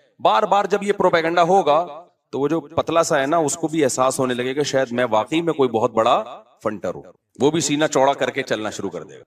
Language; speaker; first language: Urdu; native; Urdu